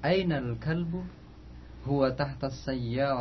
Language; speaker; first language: Arabic; non-native, learner; Indonesian